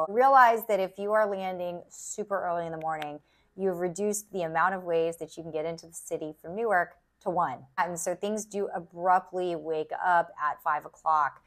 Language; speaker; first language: English; native; English